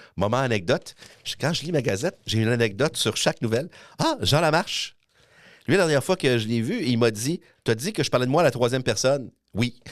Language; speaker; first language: French; native; French